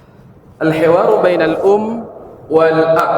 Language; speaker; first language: Arabic; non-native, fluent; Indonesian